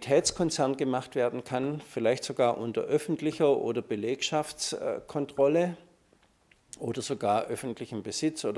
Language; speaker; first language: German; native; German